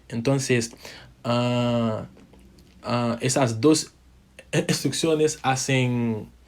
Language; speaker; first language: Spanish; non-native, fluent; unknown